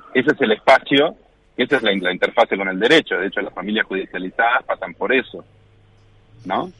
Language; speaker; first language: Spanish; native; Spanish